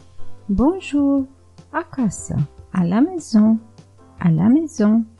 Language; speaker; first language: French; non-native, fluent; Romanian